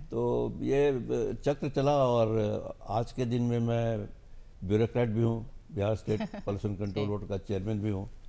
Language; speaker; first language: Hindi; non-native, local second language; Bangla